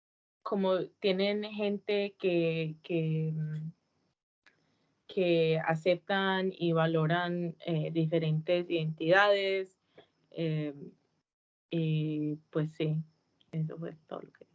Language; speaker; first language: Spanish; early bilingual, heritage; English